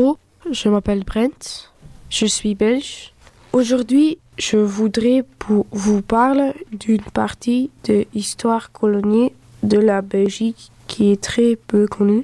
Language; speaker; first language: French; early bilingual, other home language; Dutch